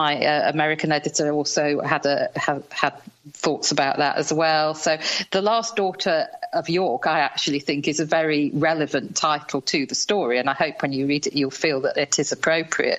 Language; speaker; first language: English; native; English